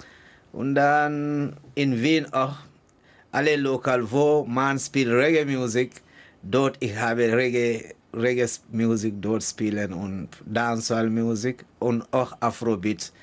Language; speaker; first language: German; non-native, learner; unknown